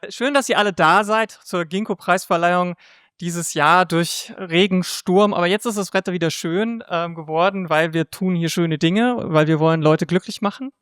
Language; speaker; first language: German; native; German